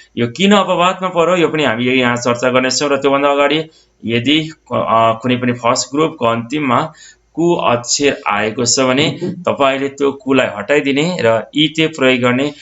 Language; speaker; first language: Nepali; native; Nepali